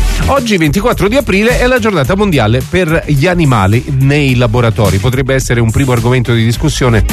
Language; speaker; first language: Italian; native; Italian